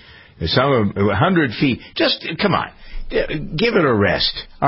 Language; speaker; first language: English; native; English